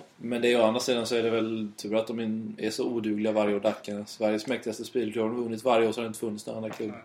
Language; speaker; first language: Swedish; native; Swedish